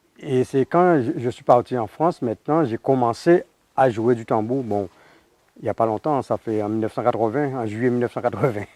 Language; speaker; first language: French; native; French